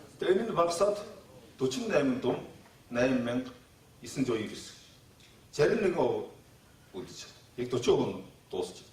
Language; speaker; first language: Mongolian; native; Mongolian